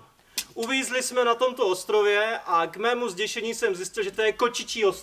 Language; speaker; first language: Czech; native; Czech